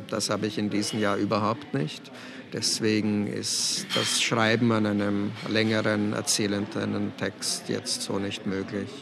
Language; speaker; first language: German; early bilingual, other home language; Czech